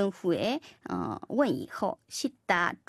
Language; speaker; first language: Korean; non-native, fluent; Chinese